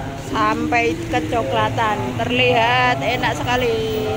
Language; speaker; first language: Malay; non-native, local second language; Javanese